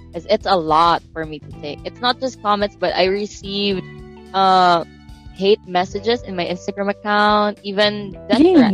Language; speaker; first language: English; non-native, local second language; Filipino